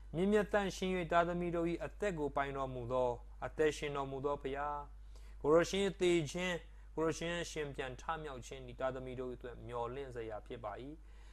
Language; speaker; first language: Burmese; non-native, local second language; Tedim Chin